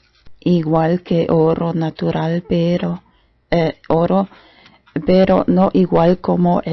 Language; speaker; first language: Spanish; non-native, fluent; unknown